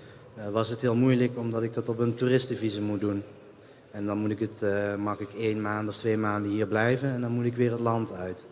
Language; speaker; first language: Dutch; early bilingual, other home language; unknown